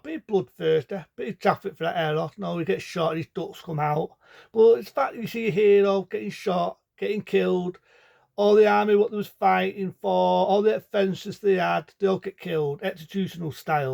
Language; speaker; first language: English; native; English